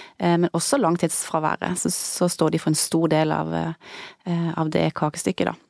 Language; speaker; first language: Norwegian; native; Norwegian